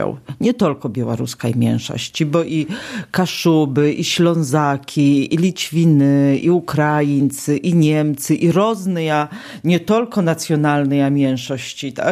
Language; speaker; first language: Polish; non-native, local second language; Belarusian